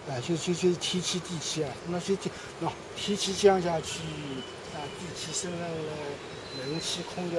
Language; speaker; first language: Chinese; native; Chinese